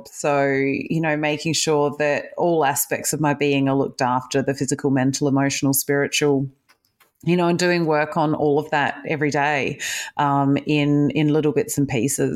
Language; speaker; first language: English; native; English